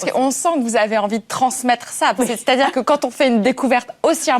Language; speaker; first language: French; native; French